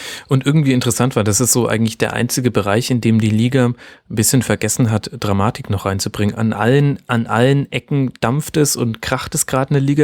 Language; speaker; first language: German; native; German